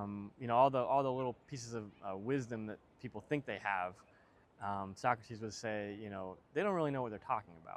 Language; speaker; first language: English; native; English